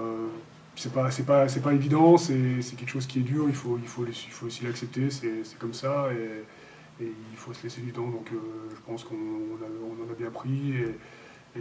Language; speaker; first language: French; native; French